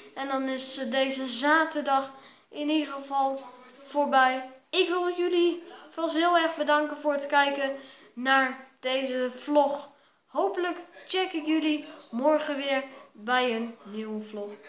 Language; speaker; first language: Dutch; native; Dutch